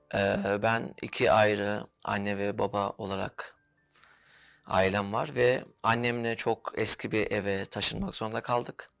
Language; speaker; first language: Turkish; native; Turkish